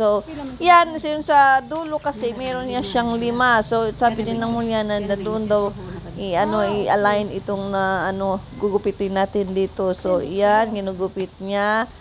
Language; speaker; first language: Filipino; non-native, local second language; Cebuano